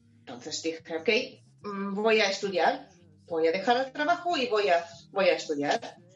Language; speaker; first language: Spanish; non-native, fluent; German